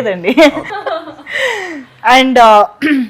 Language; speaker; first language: Telugu; native; Telugu